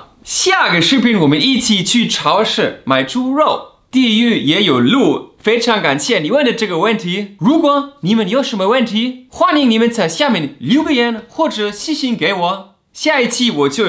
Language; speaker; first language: Chinese; non-native, fluent; German